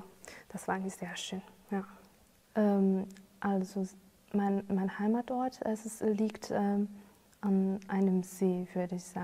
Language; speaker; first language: German; non-native, fluent; Chinese